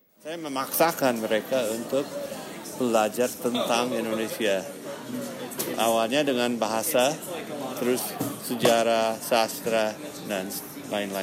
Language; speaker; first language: Indonesian; non-native, fluent; English